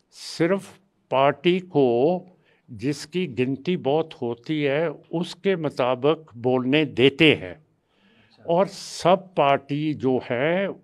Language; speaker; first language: Hindi; non-native, local second language; Punjabi